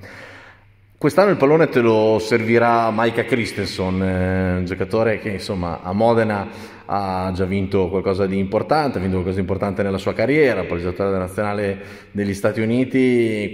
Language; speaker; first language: Italian; native; Italian